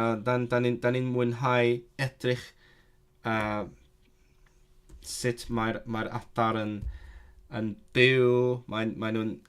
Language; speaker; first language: Welsh; non-native, learner; Cantonese